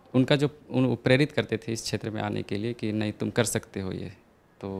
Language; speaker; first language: Hindi; native; Hindi